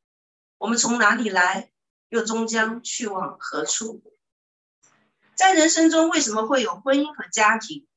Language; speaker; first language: Chinese; native; Chinese